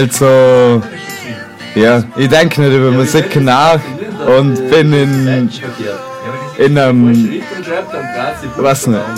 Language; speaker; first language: German; native; German